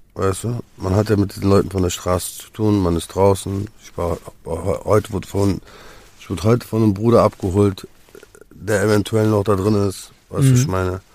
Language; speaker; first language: German; native; German